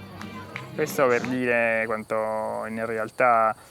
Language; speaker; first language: Italian; native; Italian